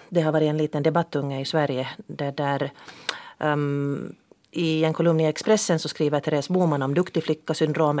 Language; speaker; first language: Swedish; native; Swedish